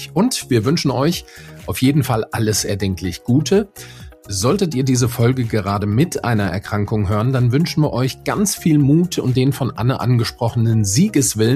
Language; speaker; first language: German; native; German